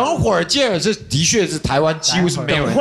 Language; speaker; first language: Chinese; native; Chinese